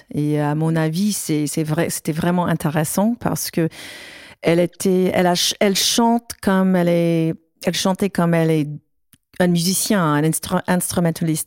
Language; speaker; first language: French; non-native, learner; English